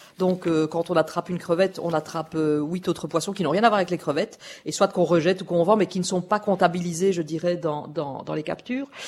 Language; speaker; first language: French; native; French